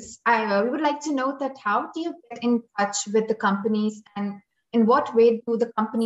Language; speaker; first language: English; non-native, local second language; Hindi